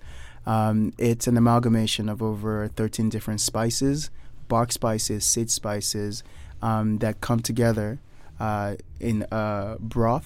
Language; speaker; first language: English; non-native, local second language; Yoruba